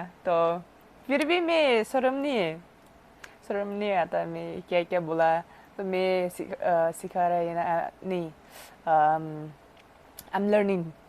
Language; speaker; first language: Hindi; non-native, local second language; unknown